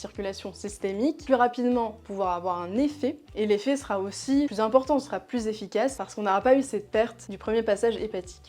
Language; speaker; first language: French; native; French